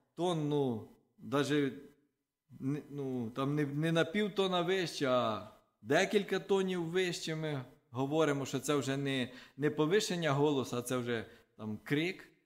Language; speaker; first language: Ukrainian; non-native, local second language; Russian